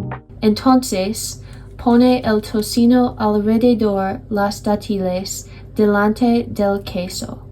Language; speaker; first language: Spanish; non-native, learner; English